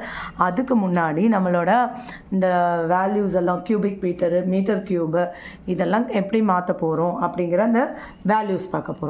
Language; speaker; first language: Tamil; native; Tamil